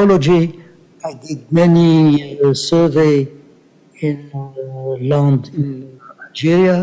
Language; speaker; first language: English; non-native, learner; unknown